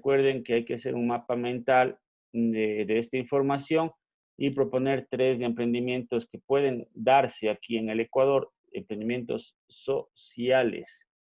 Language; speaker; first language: Spanish; native; Spanish